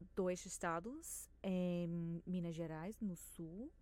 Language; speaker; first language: Portuguese; non-native, fluent; English